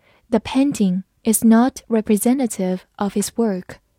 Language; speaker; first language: English; non-native, fluent; Chinese